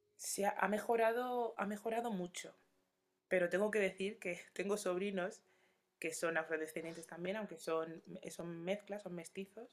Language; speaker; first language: Spanish; early bilingual, other home language; Yoruba